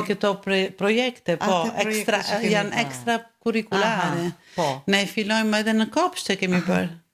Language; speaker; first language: Albanian; early bilingual, heritage; Albanian